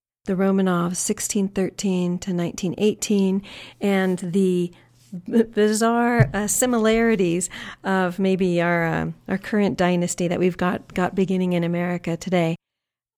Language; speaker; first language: English; native; English